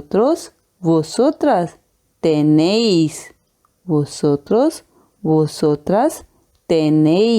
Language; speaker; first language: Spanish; non-native, fluent; Hindi